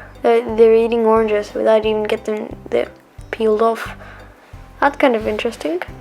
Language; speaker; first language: English; early bilingual, other home language; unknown